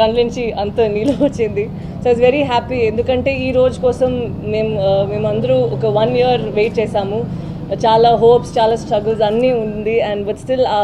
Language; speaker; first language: Telugu; non-native, learner; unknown